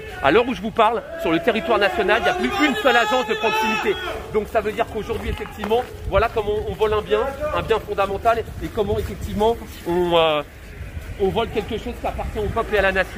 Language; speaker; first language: French; native; French